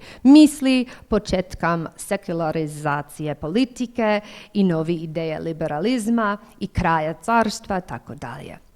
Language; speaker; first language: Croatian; non-native, fluent; English